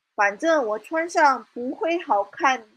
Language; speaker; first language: Chinese; non-native, fluent; Malay